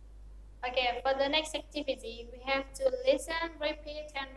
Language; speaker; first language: English; non-native, fluent; Indonesian